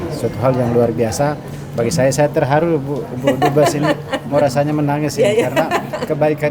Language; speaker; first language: Indonesian; native; Indonesian